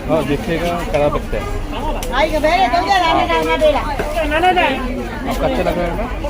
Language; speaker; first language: Hindi; non-native, local second language; Telugu